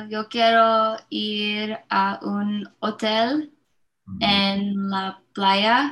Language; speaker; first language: Spanish; non-native, learner; English